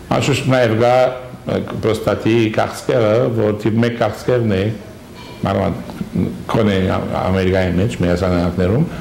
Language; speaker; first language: Armenian; early bilingual, heritage; Armenian